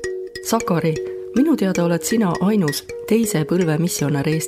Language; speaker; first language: Estonian; native; Estonian